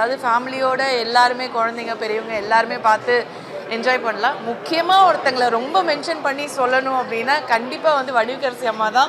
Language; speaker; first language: Tamil; native; Tamil